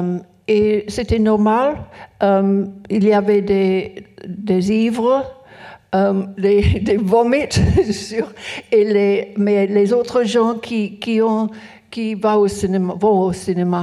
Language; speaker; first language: French; non-native, learner; English